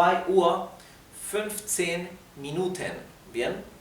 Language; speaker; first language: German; non-native, fluent; Spanish